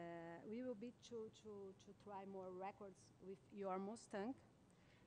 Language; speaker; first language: English; non-native, learner; Portuguese